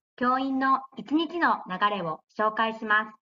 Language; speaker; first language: Japanese; native; Japanese